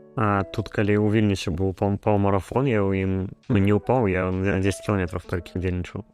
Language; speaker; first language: Belarusian; non-native, local second language; Russian